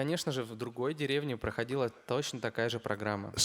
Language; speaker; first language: Russian; native; Russian